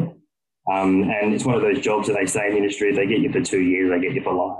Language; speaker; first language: English; native; English